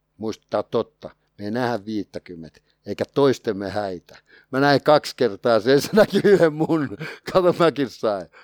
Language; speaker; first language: Finnish; native; Finnish